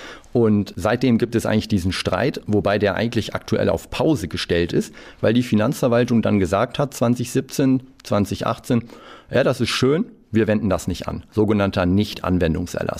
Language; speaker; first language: German; native; German